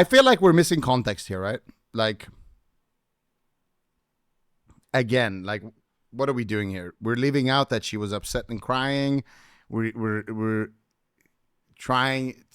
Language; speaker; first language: English; native; English